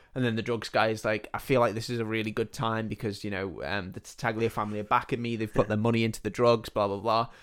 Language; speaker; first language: English; native; English